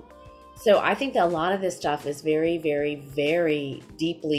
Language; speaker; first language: English; native; English